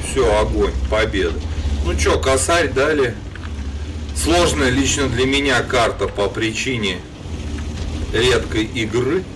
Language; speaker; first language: Russian; native; Russian